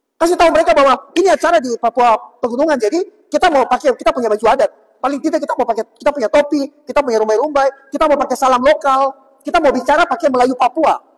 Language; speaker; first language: Indonesian; native; Indonesian